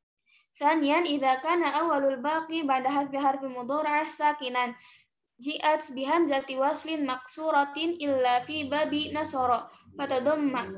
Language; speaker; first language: Arabic; non-native, learner; Indonesian